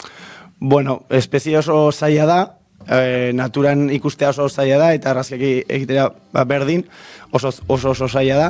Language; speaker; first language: Basque; non-native, local second language; Spanish